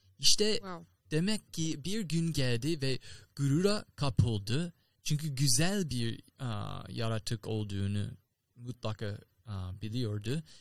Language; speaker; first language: Turkish; non-native, learner; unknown